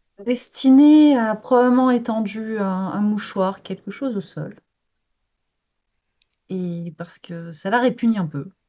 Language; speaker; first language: French; native; French